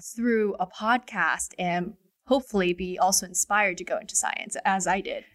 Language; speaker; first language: English; non-native, fluent; Chinese